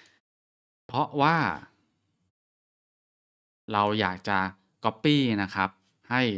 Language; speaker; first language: Thai; native; Thai